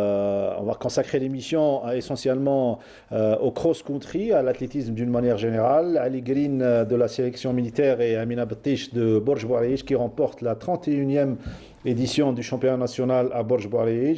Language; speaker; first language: French; non-native, local second language; Arabic